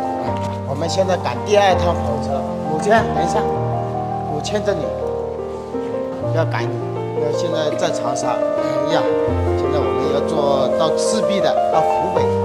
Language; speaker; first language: Chinese; native; Chinese